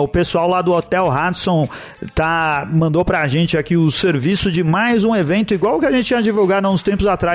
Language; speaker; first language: Portuguese; native; Portuguese